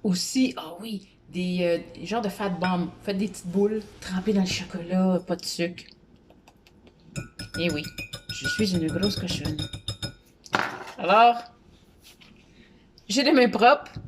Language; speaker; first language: French; native; French